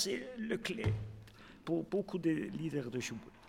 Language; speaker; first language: French; non-native, fluent; German